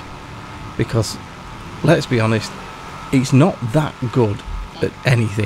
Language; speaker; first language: English; native; English